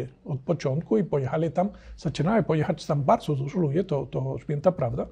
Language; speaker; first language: Polish; non-native, learner; Spanish